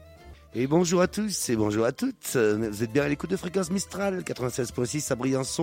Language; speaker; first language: French; native; French